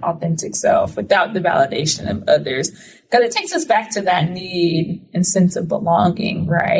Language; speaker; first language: English; native; English